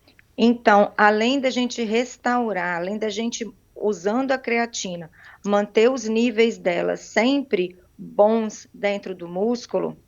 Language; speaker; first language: Portuguese; native; Portuguese